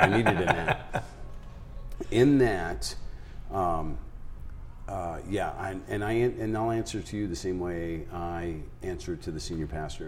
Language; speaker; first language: English; native; English